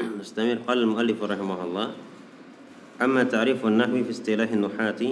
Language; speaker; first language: Arabic; non-native, fluent; Indonesian